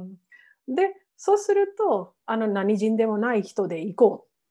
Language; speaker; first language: Japanese; non-native, fluent; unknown